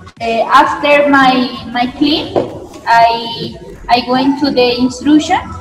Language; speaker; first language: English; non-native, learner; Spanish